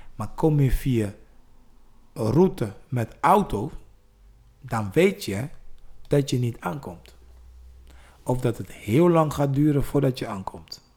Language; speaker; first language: Dutch; non-native, fluent; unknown